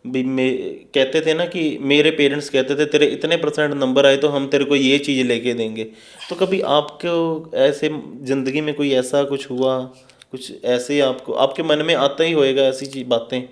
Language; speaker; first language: Hindi; non-native, local second language; Punjabi